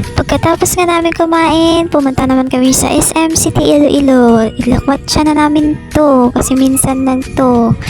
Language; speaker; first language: Filipino; non-native, local second language; Hiligaynon